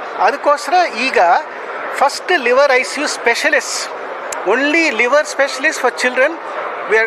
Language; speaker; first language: Kannada; non-native, learner; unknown